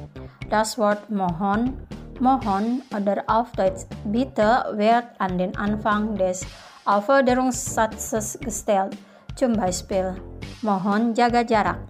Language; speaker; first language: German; non-native, fluent; Indonesian